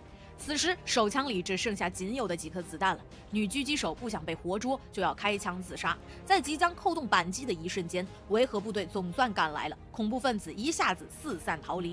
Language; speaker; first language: Chinese; native; Chinese